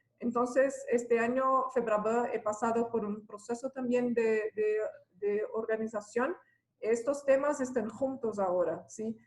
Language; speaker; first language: Spanish; non-native, fluent; Portuguese